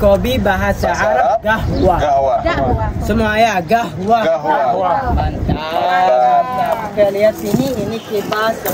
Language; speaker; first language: Indonesian; non-native, learner; Arabic